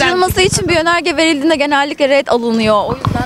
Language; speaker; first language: Turkish; native; Turkish